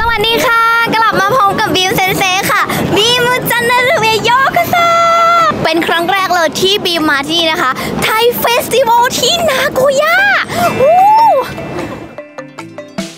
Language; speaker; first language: Thai; native; Thai